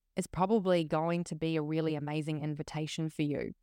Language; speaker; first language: English; native; English